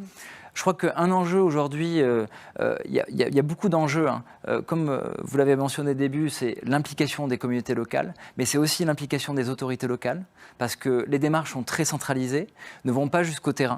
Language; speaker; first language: French; native; French